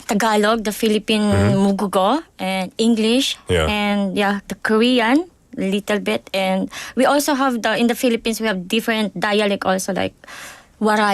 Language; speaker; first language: English; non-native, local second language; Filipino